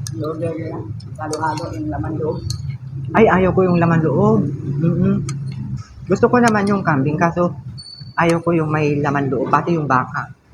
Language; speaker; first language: Filipino; native; Filipino